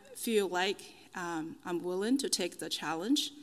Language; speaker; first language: English; non-native, fluent; Chinese